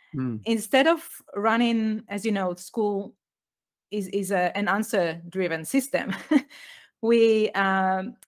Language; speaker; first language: English; non-native, fluent; Hebrew